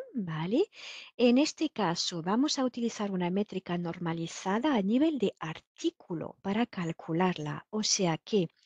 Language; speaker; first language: Spanish; non-native, fluent; French